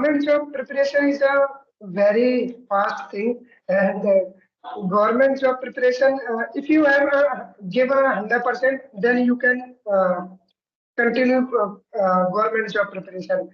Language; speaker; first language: English; non-native, learner; Hindi